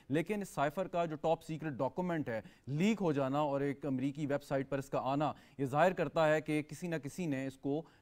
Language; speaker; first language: Hindi; native; Hindi